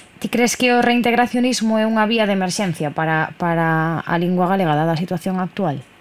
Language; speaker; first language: Galician; non-native, local second language; Spanish